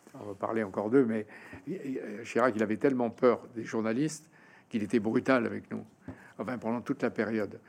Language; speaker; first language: French; native; French